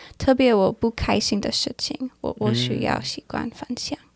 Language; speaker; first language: Chinese; non-native, learner; English